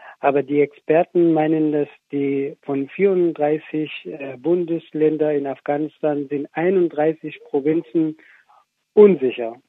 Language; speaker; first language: German; non-native, fluent; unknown